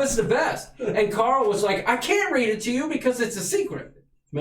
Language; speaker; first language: English; native; English